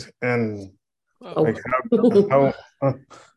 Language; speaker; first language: English; native; English